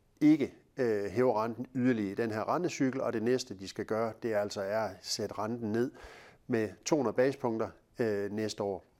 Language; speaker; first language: Danish; native; Danish